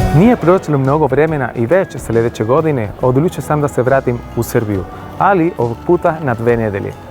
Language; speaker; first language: Bosnian; non-native, fluent; Spanish